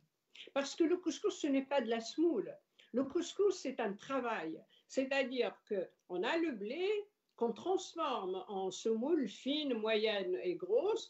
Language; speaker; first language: French; non-native, local second language; Arabic